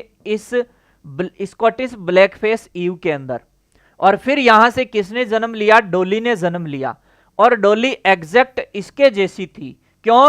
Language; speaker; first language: Hindi; native; Hindi